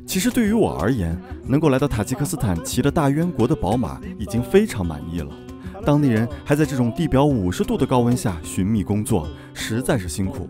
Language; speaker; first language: Chinese; native; Chinese